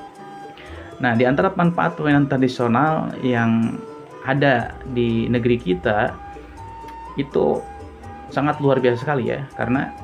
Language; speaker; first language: Indonesian; non-native, local second language; Sundanese